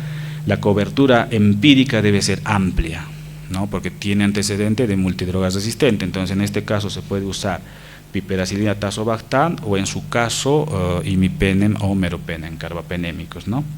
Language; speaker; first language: Spanish; native; Spanish